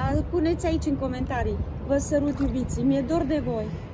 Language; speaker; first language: Romanian; native; Romanian